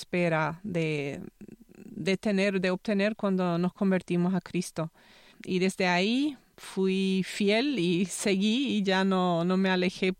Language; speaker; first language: Spanish; non-native, local second language; Low German